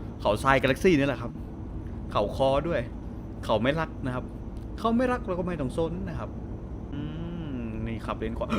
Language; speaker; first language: Thai; native; Thai